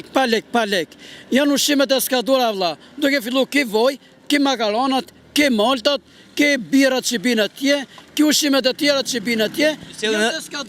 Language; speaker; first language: Albanian; native; Albanian